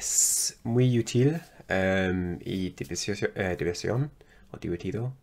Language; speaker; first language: Spanish; non-native, learner; English